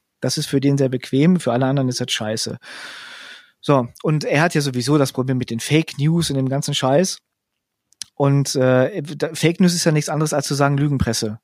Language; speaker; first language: German; native; German